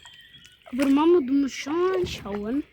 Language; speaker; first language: German; early bilingual, other home language; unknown